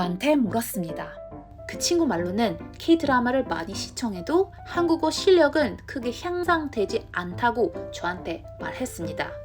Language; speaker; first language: Korean; non-native, learner; Indonesian